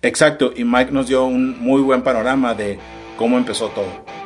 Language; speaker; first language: Spanish; native; Spanish